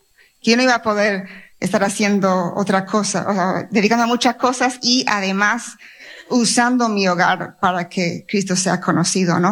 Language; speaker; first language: Spanish; native; Spanish